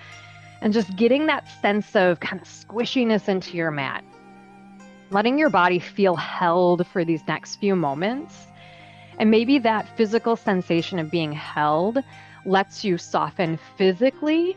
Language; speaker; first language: English; native; English